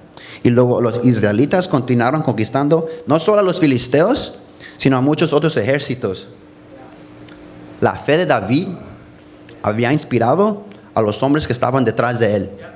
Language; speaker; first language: Spanish; early bilingual, heritage; Spanish